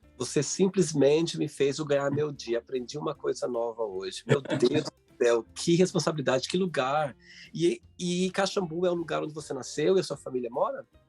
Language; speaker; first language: Portuguese; native; Portuguese